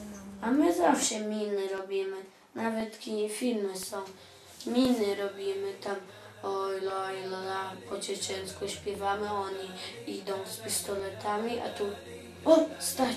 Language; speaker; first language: Polish; early bilingual, other home language; Chechen